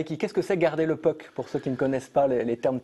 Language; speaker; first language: French; native; French